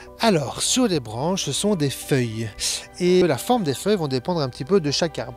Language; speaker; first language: French; native; French